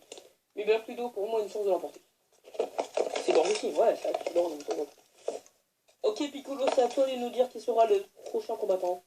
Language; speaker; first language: French; native; French